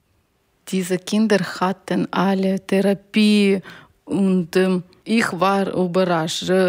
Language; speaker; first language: German; non-native, learner; Ukrainian